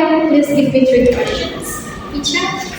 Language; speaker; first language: English; non-native, fluent; Indonesian